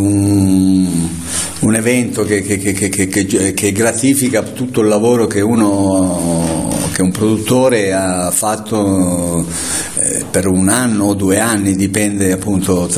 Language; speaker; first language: Italian; native; Italian